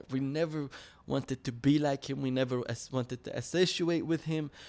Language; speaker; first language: English; early bilingual, other home language; Arabic